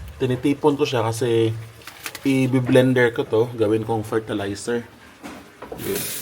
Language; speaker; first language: Filipino; non-native, local second language; Cebuano